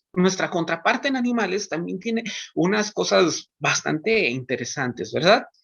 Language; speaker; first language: Spanish; native; Spanish